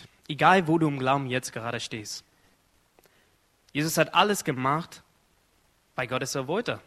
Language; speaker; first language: German; non-native, fluent; Arabic